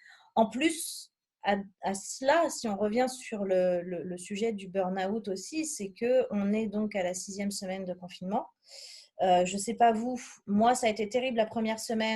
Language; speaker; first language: French; native; French